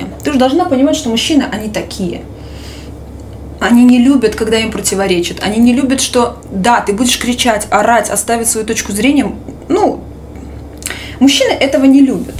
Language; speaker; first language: Russian; native; Russian